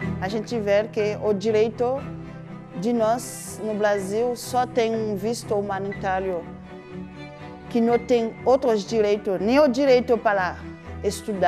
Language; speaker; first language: Portuguese; non-native, learner; Haitian Creole